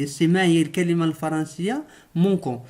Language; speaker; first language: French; non-native, local second language; Arabic